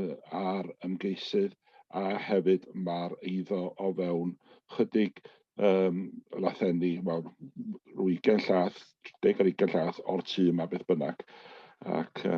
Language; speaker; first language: Welsh; native; Welsh